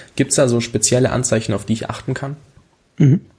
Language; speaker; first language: German; native; German